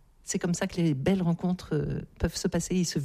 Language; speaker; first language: French; native; French